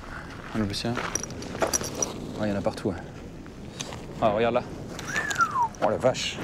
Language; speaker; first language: French; native; French